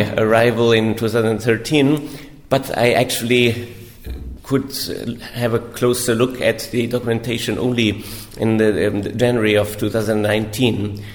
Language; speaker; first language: English; non-native, fluent; German